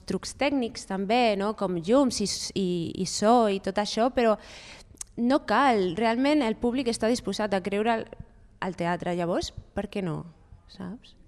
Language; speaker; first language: Catalan; non-native, fluent; Spanish